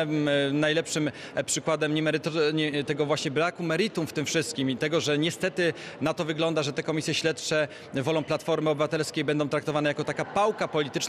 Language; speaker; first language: Polish; native; Polish